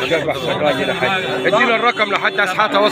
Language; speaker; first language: Arabic; native; Arabic